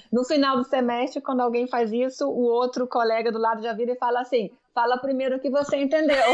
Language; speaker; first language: Portuguese; native; Portuguese